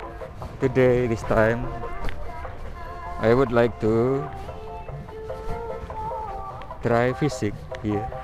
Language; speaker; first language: English; non-native, learner; Indonesian